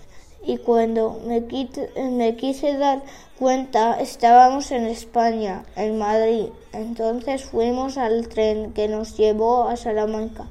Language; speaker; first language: Spanish; early bilingual, other home language; Arabic